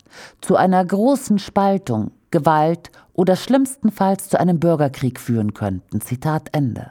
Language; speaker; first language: German; native; German